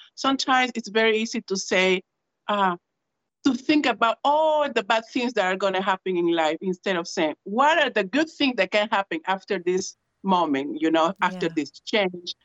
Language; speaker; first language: English; non-native, fluent; Spanish